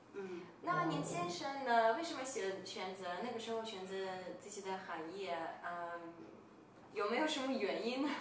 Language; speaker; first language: Chinese; non-native, fluent; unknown